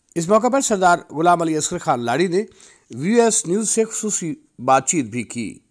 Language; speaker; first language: Urdu; non-native, local second language; Punjabi